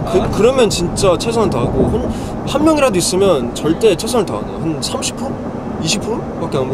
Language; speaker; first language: Korean; early bilingual, heritage; English